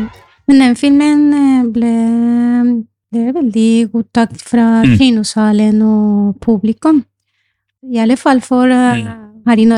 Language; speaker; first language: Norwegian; non-native, fluent; Arabic